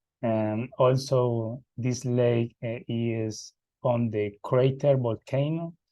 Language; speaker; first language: English; non-native, learner; Spanish